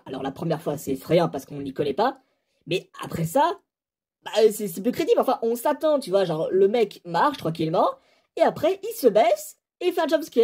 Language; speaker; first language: French; native; French